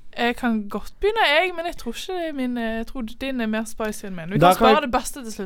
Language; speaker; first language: Norwegian; native; Norwegian